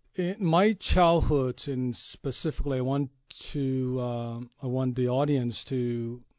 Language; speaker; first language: English; non-native, fluent; Chinese